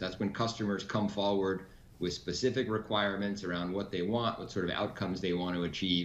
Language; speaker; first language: English; native; English